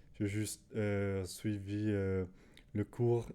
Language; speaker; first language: French; non-native, learner; Danish